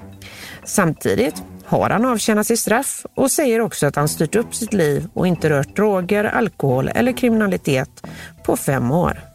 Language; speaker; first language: Swedish; native; Swedish